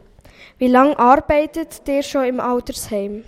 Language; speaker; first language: German; native; German